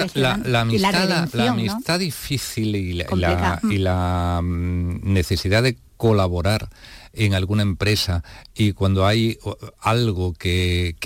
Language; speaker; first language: Spanish; native; Spanish